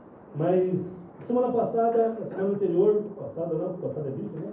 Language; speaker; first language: Portuguese; native; Portuguese